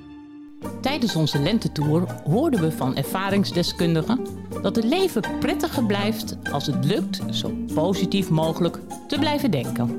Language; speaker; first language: Dutch; native; Dutch